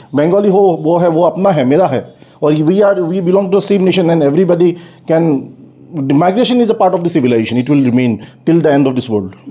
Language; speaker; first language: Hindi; non-native, local second language; Bangla